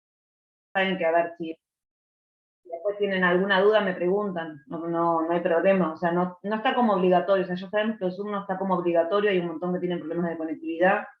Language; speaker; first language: Spanish; native; Spanish